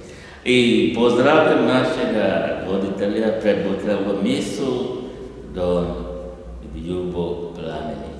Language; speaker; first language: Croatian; non-native, learner; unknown